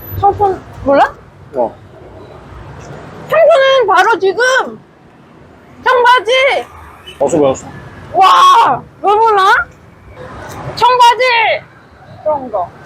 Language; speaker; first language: Korean; non-native, learner; Vietnamese